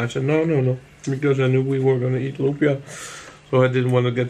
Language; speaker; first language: English; non-native, fluent; Dutch